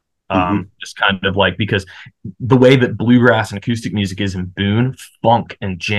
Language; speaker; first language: English; native; English